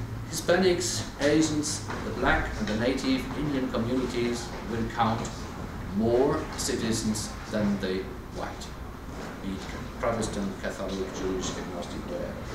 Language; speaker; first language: English; non-native, fluent; German